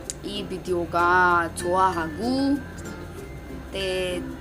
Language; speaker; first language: Korean; non-native, learner; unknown